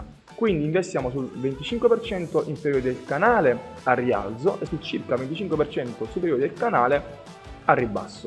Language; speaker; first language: Italian; native; Italian